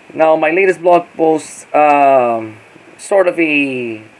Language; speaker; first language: English; non-native, local second language; Filipino